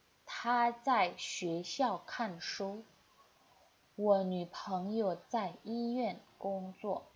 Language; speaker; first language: Chinese; non-native, fluent; Indonesian